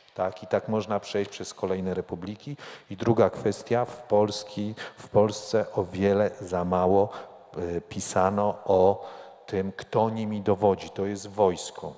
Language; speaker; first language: Polish; native; Polish